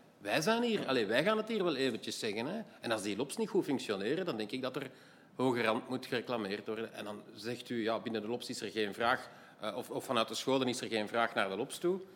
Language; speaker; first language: Dutch; native; Dutch